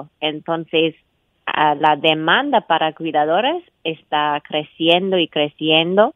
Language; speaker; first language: Spanish; non-native, fluent; English